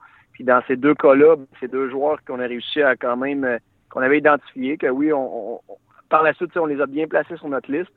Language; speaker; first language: French; native; French